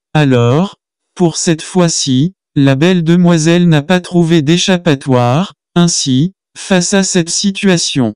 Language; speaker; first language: French; non-native, local second language; Wolof